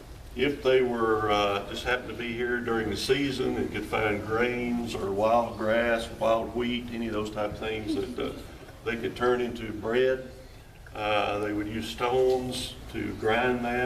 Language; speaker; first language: English; native; English